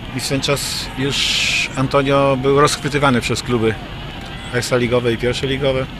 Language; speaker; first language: Polish; native; Polish